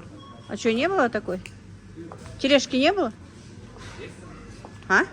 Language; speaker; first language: Russian; non-native, local second language; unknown